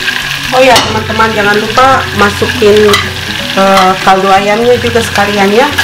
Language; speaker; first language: Indonesian; native; Indonesian